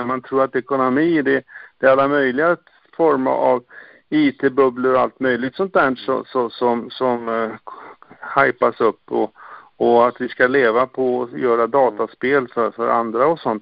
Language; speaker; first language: Swedish; native; Swedish